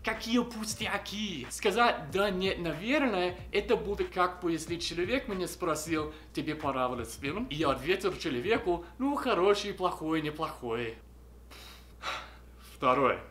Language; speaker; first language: Russian; non-native, fluent; English